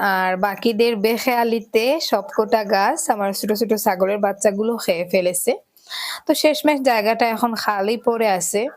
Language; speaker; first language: Bangla; native; Bangla